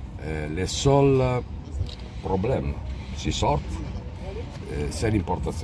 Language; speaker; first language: French; non-native, learner; Italian